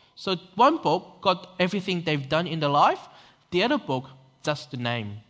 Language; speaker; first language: English; non-native, local second language; Cantonese